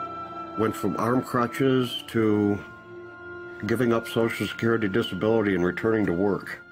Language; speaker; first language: English; native; English